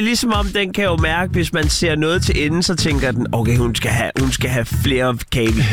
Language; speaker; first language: Danish; native; Danish